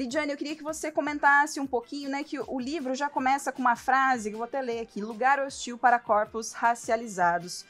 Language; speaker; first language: Portuguese; native; Portuguese